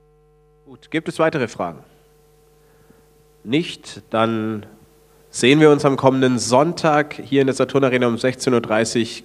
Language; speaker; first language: German; native; German